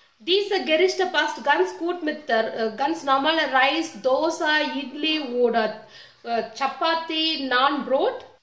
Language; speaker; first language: German; non-native, learner; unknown